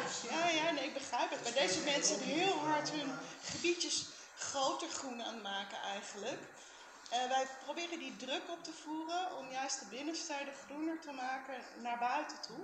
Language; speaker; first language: Dutch; native; Dutch